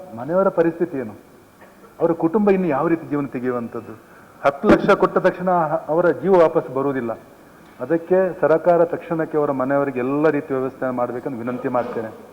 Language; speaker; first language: Kannada; native; Kannada